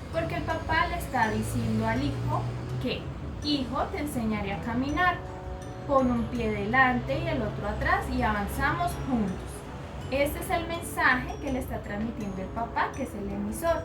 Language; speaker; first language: Spanish; native; Spanish